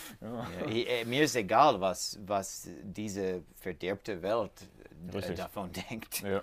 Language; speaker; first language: German; non-native, learner; English